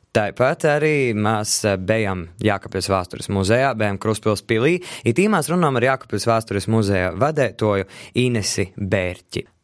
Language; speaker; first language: Latvian; native; Latvian